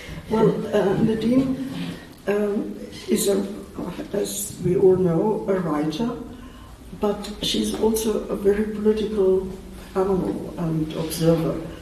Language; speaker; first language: English; early bilingual, other home language; German